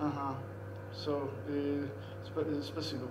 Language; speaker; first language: Russian; non-native, learner; English